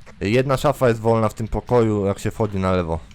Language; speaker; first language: Polish; native; Polish